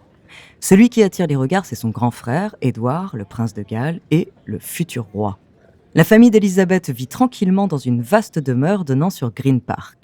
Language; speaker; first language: French; native; French